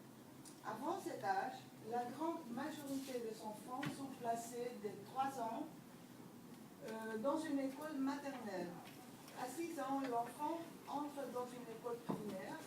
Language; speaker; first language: French; non-native, fluent; Dutch